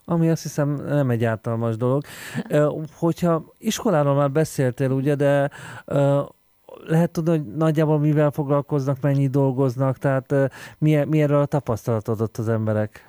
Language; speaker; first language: Hungarian; native; Hungarian